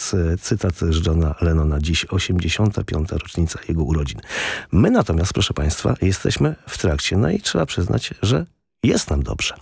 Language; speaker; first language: Polish; native; Polish